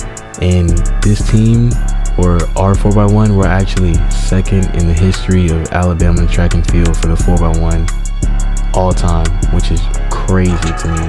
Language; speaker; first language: English; native; English